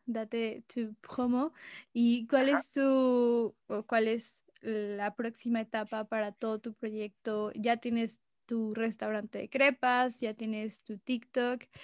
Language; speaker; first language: Spanish; native; Spanish